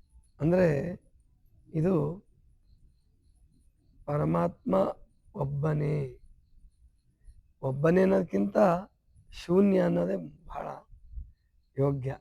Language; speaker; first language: Kannada; native; Kannada